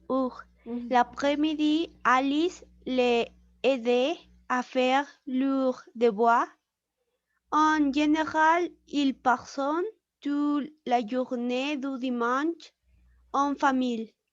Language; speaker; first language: French; non-native, learner; Spanish